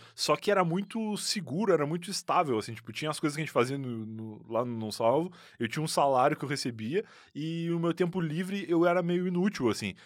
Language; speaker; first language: Portuguese; native; Portuguese